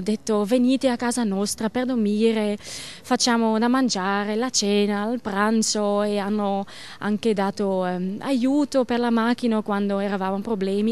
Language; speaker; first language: Italian; non-native, learner; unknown